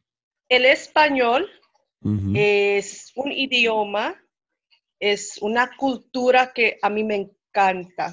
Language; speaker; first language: Spanish; non-native, fluent; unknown